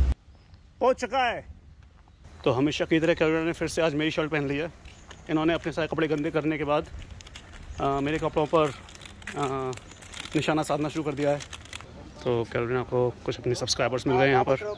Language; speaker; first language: Hindi; native; Hindi